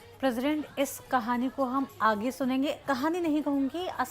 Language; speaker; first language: Hindi; native; Hindi